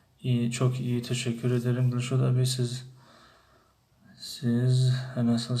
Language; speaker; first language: Turkish; non-native, fluent; Tajik